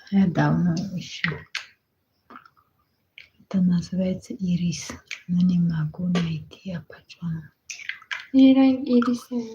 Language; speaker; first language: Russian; non-native, learner; Tajik